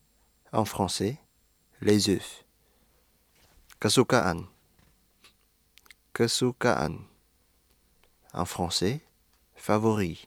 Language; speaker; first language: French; non-native, fluent; Indonesian